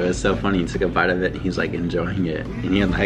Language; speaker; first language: English; native; English